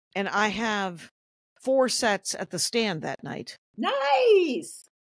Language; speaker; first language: English; native; English